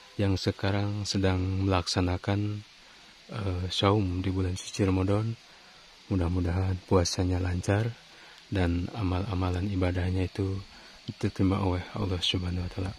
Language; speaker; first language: Indonesian; non-native, local second language; Sundanese